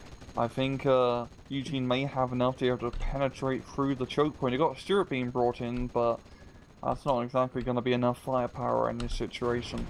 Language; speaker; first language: English; native; English